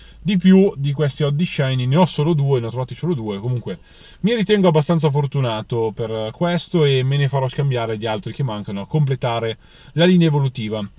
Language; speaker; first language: Italian; native; Italian